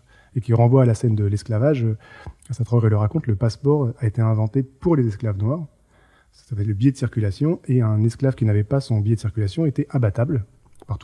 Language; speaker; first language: French; native; French